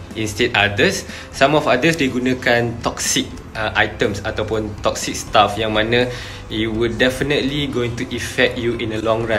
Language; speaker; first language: English; non-native, local second language; Malay